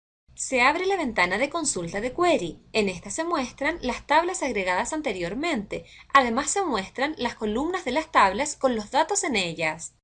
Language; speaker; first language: Spanish; native; Spanish